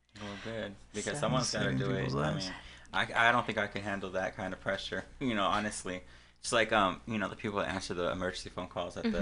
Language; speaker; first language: English; early bilingual, other home language; Spanish